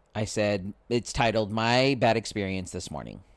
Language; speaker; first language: English; native; English